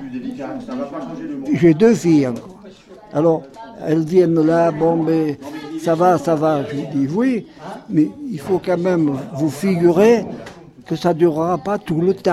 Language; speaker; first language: French; native; French